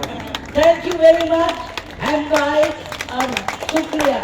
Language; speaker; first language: Hindi; non-native, local second language; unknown